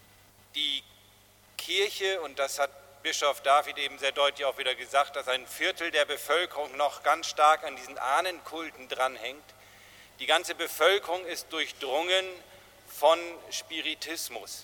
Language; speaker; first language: German; native; German